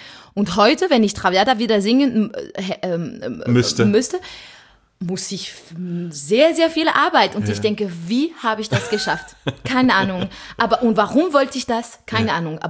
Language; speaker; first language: German; non-native, fluent; French